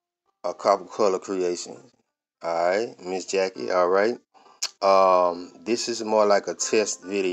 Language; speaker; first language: English; native; English